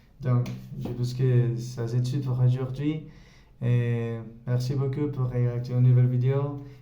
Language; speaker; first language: French; non-native, learner; Spanish